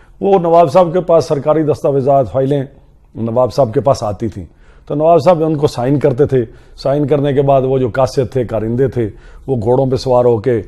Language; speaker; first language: Urdu; non-native, local second language; Punjabi